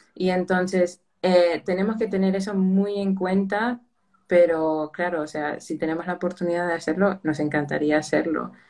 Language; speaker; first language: Spanish; early bilingual, heritage; Spanish